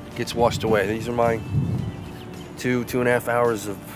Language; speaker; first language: English; native; English